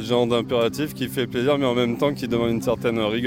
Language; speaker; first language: French; native; French